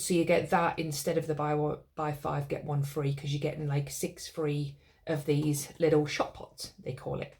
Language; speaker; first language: English; native; English